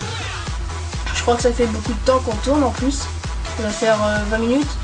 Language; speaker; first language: French; native; French